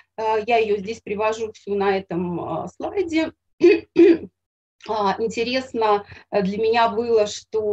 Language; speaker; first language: Russian; native; Russian